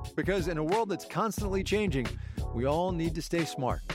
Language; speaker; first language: English; non-native, fluent; German